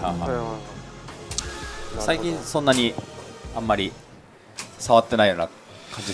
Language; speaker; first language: Japanese; native; Japanese